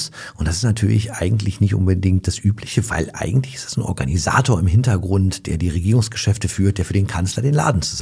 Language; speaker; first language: German; native; German